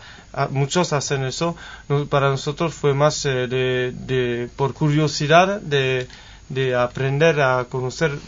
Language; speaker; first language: Spanish; non-native, fluent; French